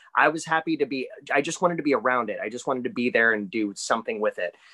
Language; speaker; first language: English; native; English